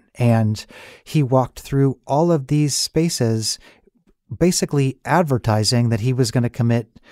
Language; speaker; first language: English; native; English